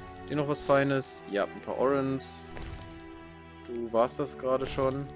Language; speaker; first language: German; native; German